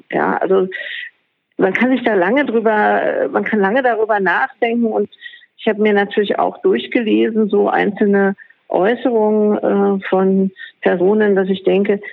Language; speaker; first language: German; native; German